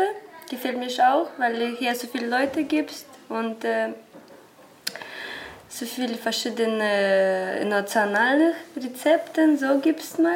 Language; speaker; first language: German; non-native, learner; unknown